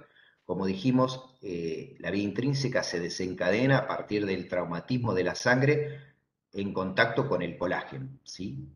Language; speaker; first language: Spanish; native; Spanish